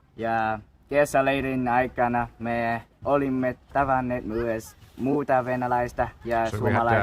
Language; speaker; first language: Finnish; non-native, learner; Russian